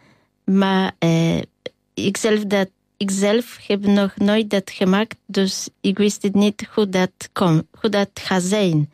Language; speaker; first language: Dutch; non-native, learner; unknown